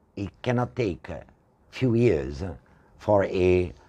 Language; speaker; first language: English; non-native, fluent; Italian